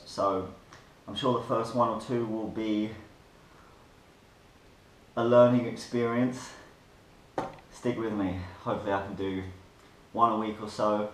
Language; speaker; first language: English; native; English